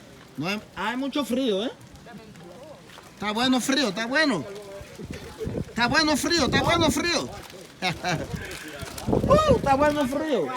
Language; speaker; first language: Spanish; non-native, learner; Haitian Creole